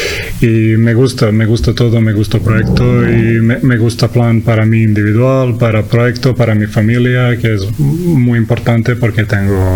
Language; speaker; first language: Spanish; non-native, learner; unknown